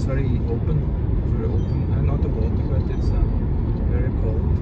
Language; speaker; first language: English; non-native, learner; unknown